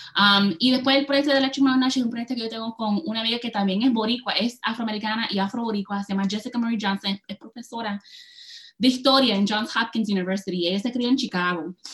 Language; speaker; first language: Spanish; early bilingual, heritage; Spanish